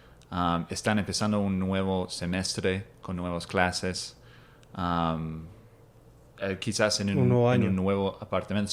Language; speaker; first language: Spanish; non-native, fluent; English